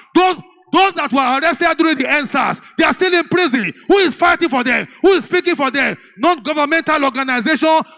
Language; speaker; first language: English; non-native, local second language; Yoruba